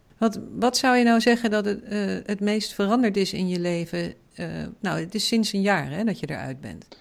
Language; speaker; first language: Dutch; native; Dutch